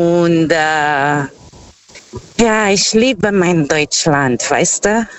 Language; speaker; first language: German; non-native, learner; Portuguese